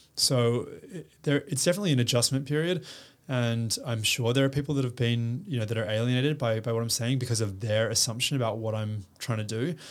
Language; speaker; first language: English; native; English